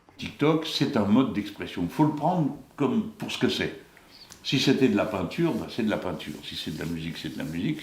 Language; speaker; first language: French; native; French